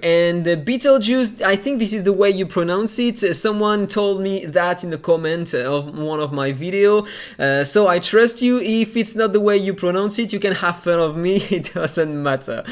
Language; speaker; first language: English; non-native, fluent; French